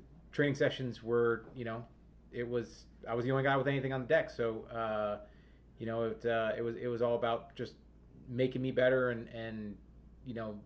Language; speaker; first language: English; native; English